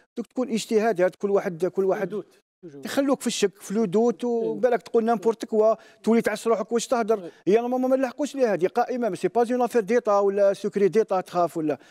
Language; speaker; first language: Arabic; native; Arabic